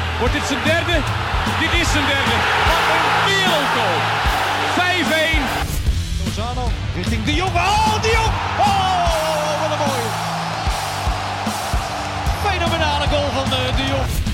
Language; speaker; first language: Dutch; native; Dutch